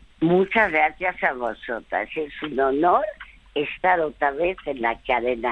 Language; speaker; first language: Spanish; early bilingual, other home language; French